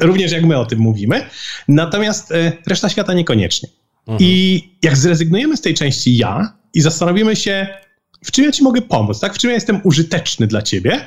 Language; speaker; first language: Polish; native; Polish